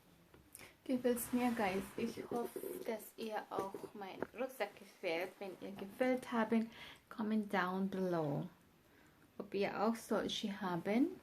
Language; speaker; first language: German; non-native, learner; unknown